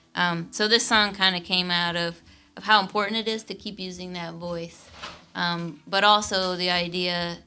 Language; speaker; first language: English; native; English